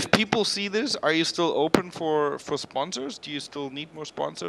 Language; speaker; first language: English; non-native, fluent; German